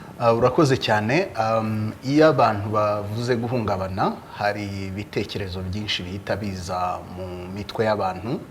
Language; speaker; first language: Kinyarwanda; native; Kinyarwanda